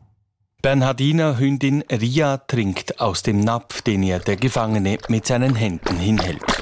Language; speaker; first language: German; native; German